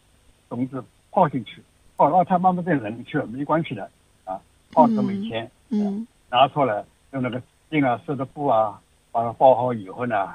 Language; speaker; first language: Chinese; native; Chinese